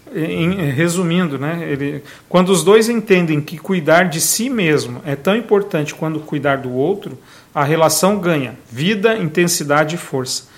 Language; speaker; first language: Portuguese; native; Portuguese